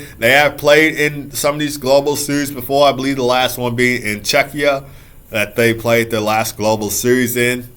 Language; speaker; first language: English; native; English